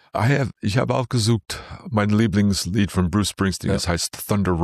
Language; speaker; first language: German; non-native, learner; English